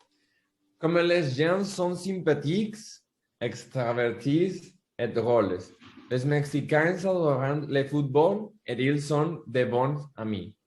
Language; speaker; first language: French; non-native, learner; Spanish